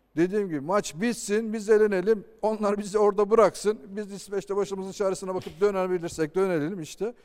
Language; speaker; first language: Turkish; native; Turkish